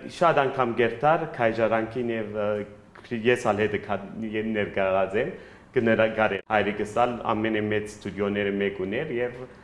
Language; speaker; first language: Armenian; early bilingual, heritage; Armenian